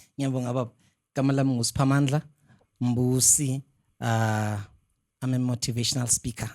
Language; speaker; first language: Zulu; non-native, local second language; Xhosa